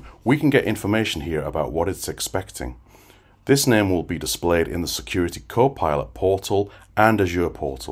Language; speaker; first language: English; native; English